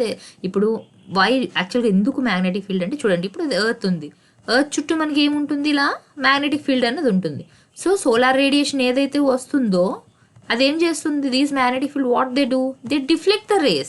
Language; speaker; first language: Telugu; native; Telugu